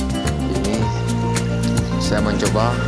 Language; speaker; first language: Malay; non-native, local second language; Achinese